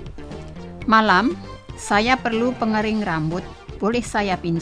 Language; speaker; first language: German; non-native, fluent; Indonesian